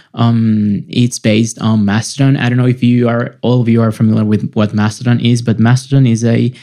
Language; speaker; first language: English; non-native, fluent; Spanish